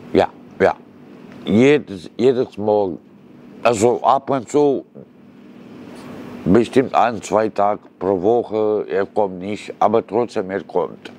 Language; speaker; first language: German; non-native, learner; Romanian